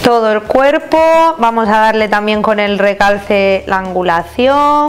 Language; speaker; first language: Spanish; native; Spanish